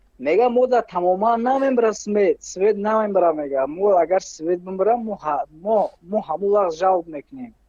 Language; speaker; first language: Tajik; native; Tajik